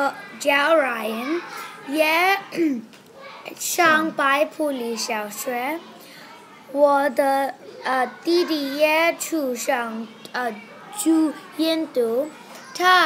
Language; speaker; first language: Chinese; non-native, learner; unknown